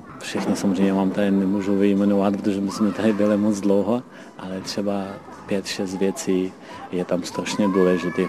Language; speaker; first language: Czech; non-native, fluent; Ukrainian